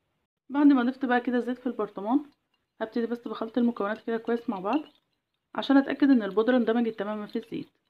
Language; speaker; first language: Arabic; native; Arabic